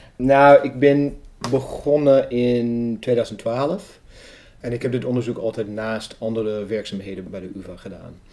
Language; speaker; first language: Dutch; non-native, fluent; English